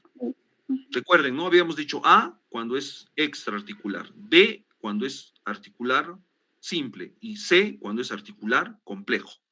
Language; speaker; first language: Spanish; native; Spanish